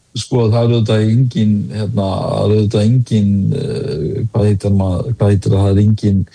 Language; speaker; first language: Icelandic; early bilingual, other home language; Danish